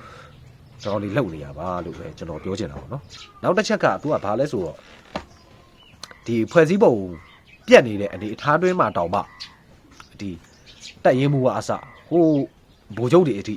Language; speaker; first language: Burmese; native; Burmese